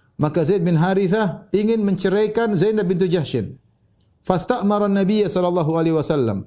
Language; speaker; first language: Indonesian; native; Indonesian